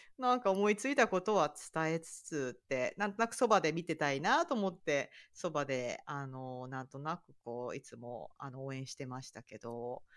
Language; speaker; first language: Japanese; native; Japanese